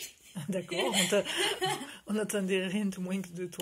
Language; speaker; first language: French; native; French